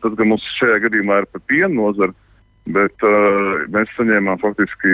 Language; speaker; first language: Latvian; native; Latvian